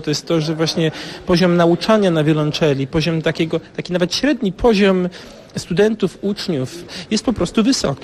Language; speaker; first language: Polish; native; Polish